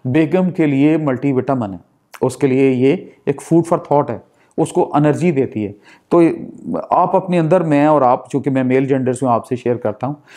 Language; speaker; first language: Urdu; non-native, local second language; Punjabi